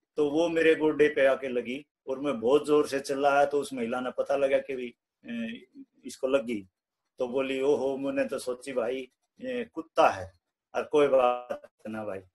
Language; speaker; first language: Hindi; native; Hindi